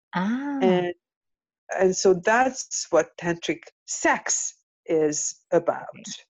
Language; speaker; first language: English; non-native, fluent; Hungarian